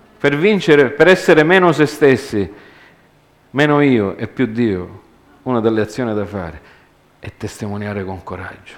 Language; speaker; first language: Italian; early bilingual, heritage; Italian